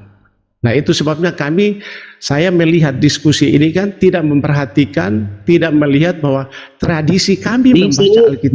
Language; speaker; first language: Indonesian; native; Indonesian